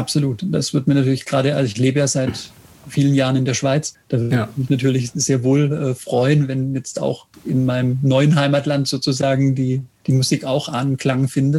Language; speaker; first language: German; native; German